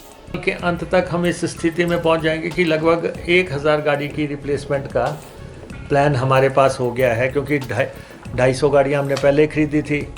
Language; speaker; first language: Hindi; native; Hindi